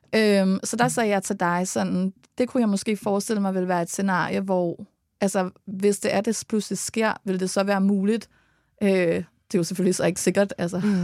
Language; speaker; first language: Danish; native; Danish